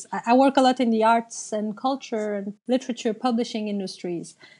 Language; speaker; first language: English; non-native, fluent; Turkish